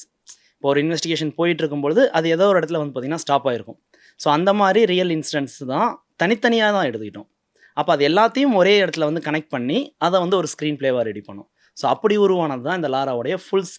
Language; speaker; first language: Tamil; native; Tamil